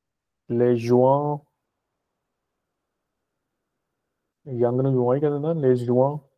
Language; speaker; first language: French; non-native, learner; Punjabi